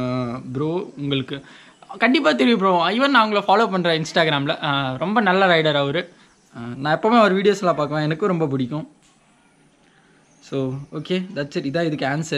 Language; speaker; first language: Tamil; non-native, local second language; Hindi